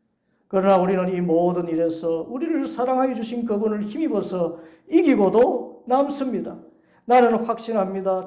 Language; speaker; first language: Korean; native; Korean